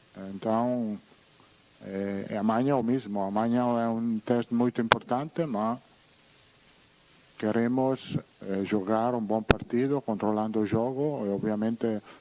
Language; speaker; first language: Portuguese; non-native, learner; Italian